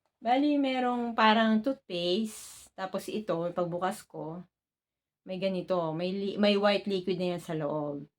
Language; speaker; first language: Filipino; native; Filipino